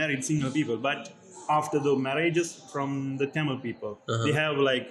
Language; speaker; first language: English; non-native, local second language; Sinhala